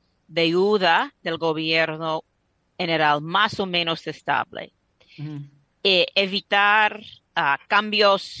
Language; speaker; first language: Spanish; non-native, fluent; English